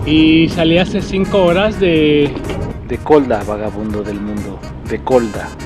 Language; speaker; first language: Spanish; native; Spanish